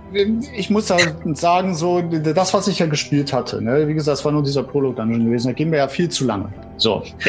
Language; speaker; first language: German; native; German